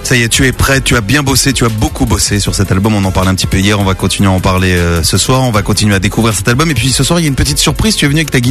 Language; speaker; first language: French; native; French